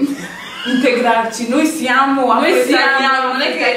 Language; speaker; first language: Italian; early bilingual, other home language; English